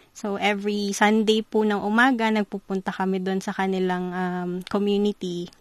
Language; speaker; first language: Filipino; native; Filipino